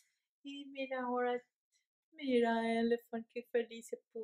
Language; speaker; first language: Spanish; early bilingual, heritage; Spanish